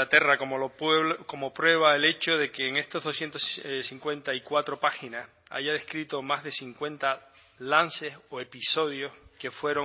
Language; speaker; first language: Spanish; native; Spanish